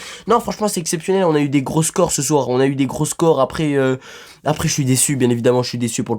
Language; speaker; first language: French; native; French